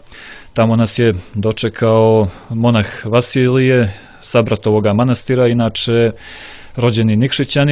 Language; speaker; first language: Croatian; native; Croatian